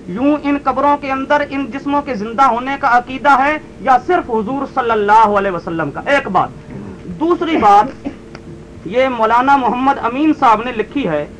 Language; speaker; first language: Urdu; native; Urdu